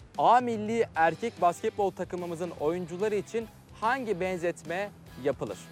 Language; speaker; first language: Turkish; native; Turkish